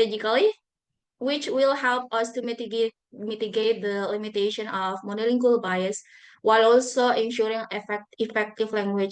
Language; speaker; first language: English; non-native, fluent; Buginese